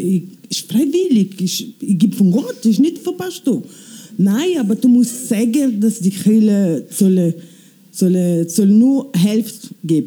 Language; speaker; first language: German; non-native, learner; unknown